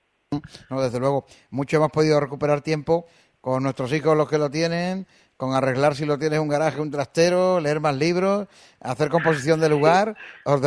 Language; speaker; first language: Spanish; native; Spanish